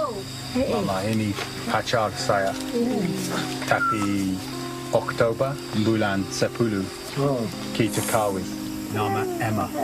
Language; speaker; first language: Indonesian; non-native, learner; English